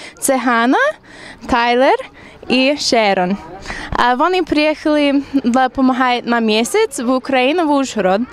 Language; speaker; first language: Ukrainian; non-native, learner; English